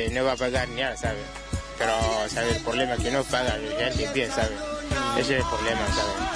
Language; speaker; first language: Spanish; non-native, learner; Wolof